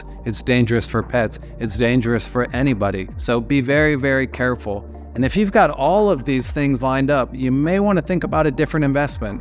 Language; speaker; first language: English; native; English